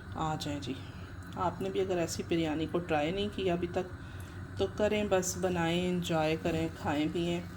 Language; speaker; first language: Urdu; non-native, local second language; Punjabi